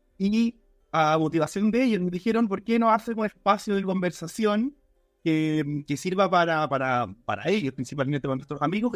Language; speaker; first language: Spanish; native; Spanish